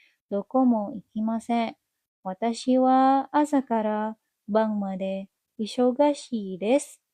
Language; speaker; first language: Japanese; non-native, learner; Indonesian